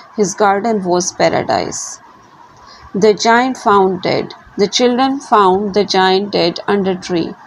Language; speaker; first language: English; non-native, local second language; Hindi